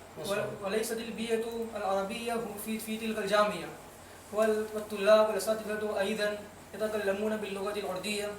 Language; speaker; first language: Arabic; non-native, learner; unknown